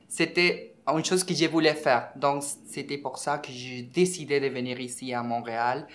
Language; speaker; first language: French; non-native, learner; Spanish